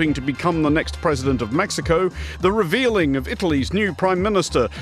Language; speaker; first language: English; native; English